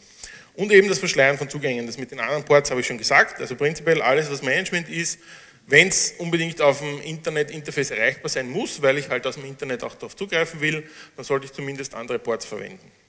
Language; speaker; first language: German; native; German